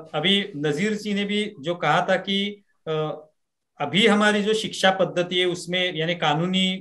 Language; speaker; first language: Hindi; non-native, local second language; Marathi